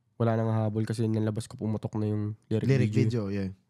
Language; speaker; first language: Filipino; native; Filipino